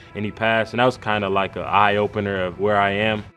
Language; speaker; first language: English; native; English